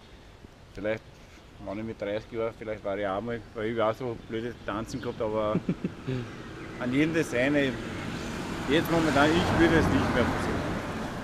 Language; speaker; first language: German; native; German